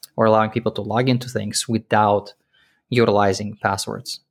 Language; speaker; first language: English; early bilingual, other home language; Russian